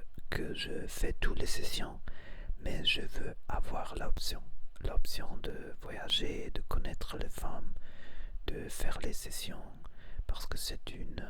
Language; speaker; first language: French; non-native, learner; Spanish